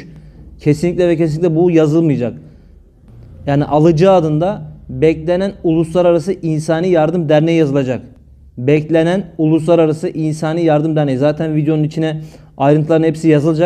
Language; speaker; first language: Turkish; native; Turkish